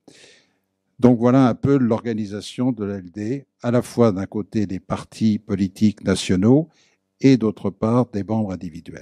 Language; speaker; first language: French; native; French